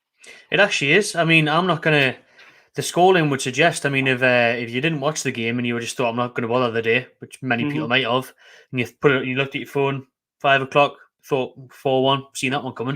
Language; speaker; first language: English; native; English